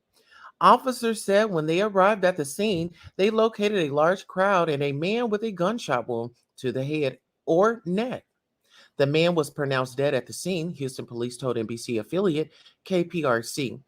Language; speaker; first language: English; native; English